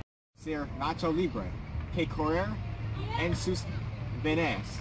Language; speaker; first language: Spanish; non-native, learner; English